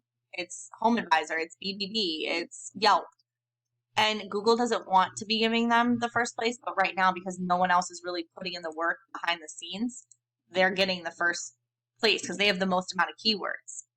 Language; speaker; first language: English; native; English